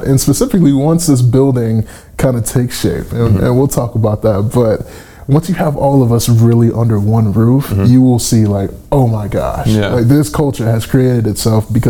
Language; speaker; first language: English; native; English